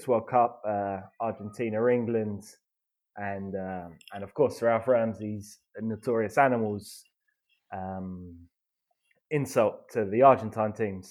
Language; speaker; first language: English; native; English